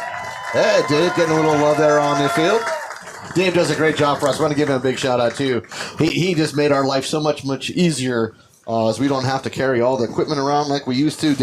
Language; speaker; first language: English; native; English